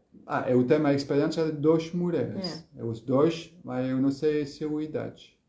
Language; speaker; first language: Portuguese; non-native, fluent; French